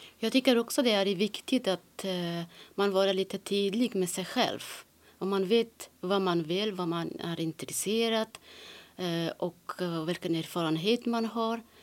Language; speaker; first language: Swedish; non-native, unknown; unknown